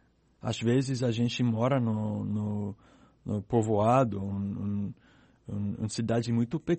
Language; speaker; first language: Portuguese; non-native, learner; English